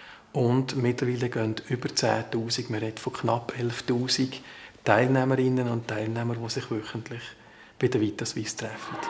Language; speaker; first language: German; native; German